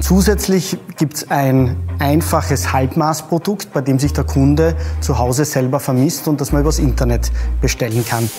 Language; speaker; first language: German; native; German